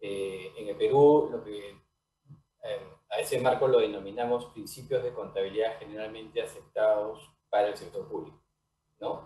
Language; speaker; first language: Spanish; native; Spanish